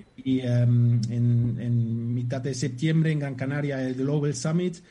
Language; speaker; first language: Spanish; non-native, fluent; German